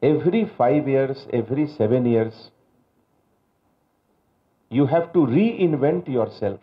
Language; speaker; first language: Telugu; non-native, local second language; Hindi